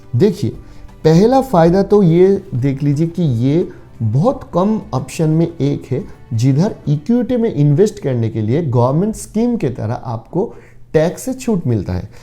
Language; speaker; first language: Hindi; non-native, local second language; Bangla